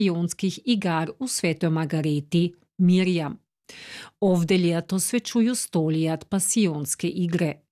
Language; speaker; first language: Croatian; native; Croatian